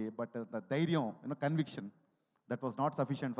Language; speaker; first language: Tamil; non-native, learner; Telugu